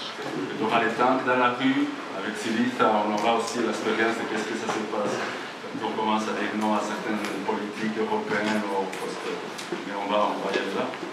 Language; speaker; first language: French; non-native, fluent; Spanish